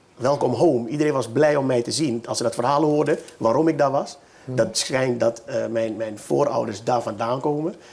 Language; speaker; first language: Dutch; native; Dutch